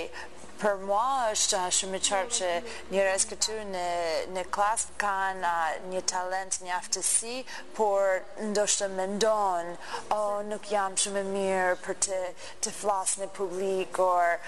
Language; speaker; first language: Albanian; non-native, learner; English